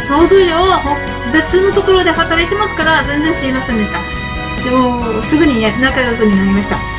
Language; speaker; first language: Japanese; non-native, learner; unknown